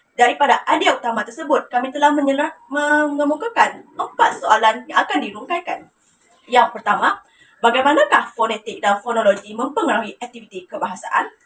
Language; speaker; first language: Malay; non-native, local second language; Iban